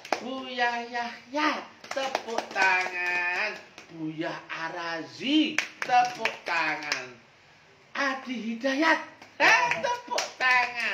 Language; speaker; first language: Indonesian; native; Indonesian